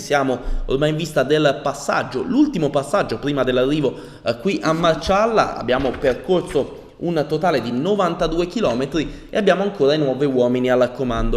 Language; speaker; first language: Italian; native; Italian